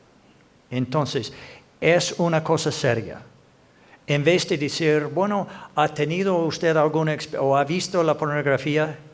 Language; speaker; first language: Spanish; non-native, fluent; English